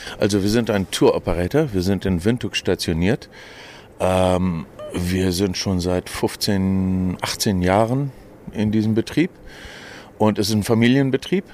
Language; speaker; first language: German; native; German